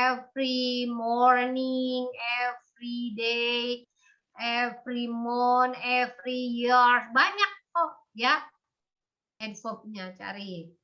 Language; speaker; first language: English; non-native, learner; Indonesian